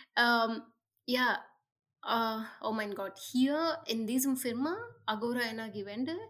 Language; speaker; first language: German; non-native, fluent; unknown